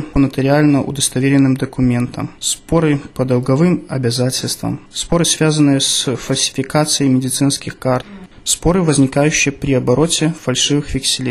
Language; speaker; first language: Russian; native; Russian